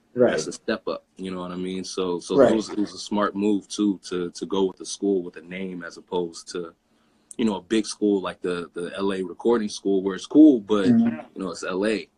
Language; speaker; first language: English; native; English